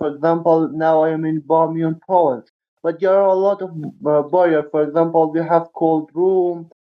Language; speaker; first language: English; non-native, learner; Persian